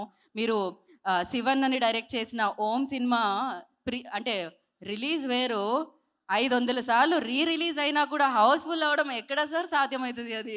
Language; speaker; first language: Telugu; native; Telugu